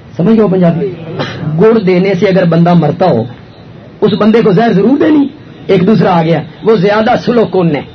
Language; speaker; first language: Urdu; non-native, local second language; Punjabi